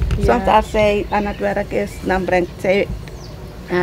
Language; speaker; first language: Dutch; non-native, local second language; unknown